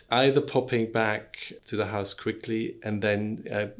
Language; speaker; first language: English; non-native, fluent; German